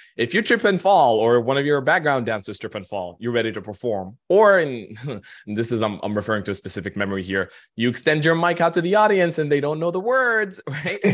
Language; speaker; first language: English; non-native, fluent; Arabic